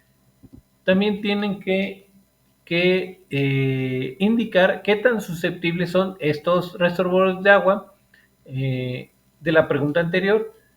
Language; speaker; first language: Spanish; native; Spanish